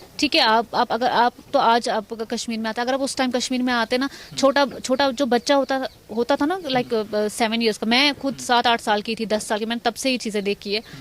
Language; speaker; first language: Hindi; non-native, local second language; Kashmiri